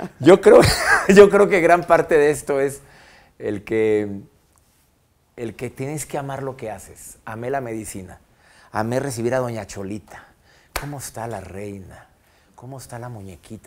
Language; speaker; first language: Spanish; native; Spanish